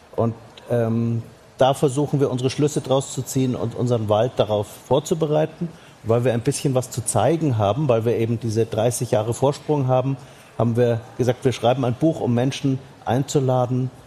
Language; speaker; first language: German; native; German